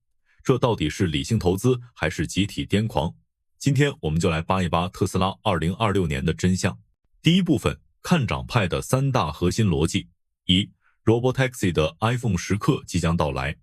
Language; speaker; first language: Chinese; native; Chinese